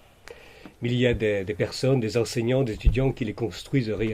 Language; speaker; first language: French; native; French